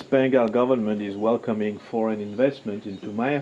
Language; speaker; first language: English; non-native, fluent; Chinese